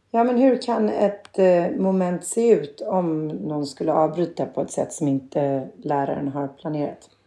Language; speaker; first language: Swedish; native; Swedish